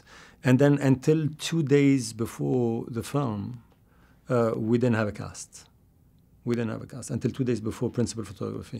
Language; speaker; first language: English; non-native, fluent; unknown